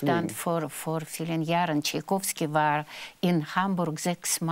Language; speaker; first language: German; non-native, fluent; Russian